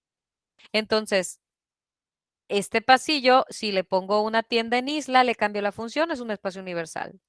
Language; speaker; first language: Spanish; native; Spanish